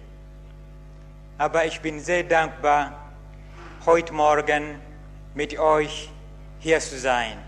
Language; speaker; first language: German; non-native, learner; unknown